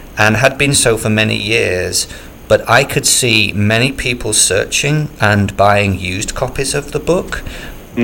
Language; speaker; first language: English; native; English